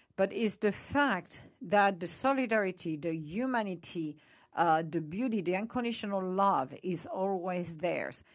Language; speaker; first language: English; non-native, fluent; Italian